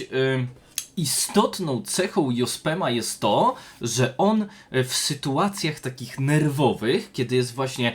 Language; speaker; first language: Polish; native; Polish